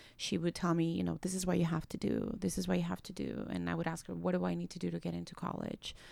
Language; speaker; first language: English; early bilingual, other home language; Spanish